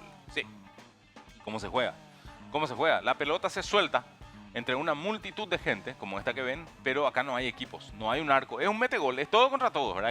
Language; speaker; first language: Spanish; native; Spanish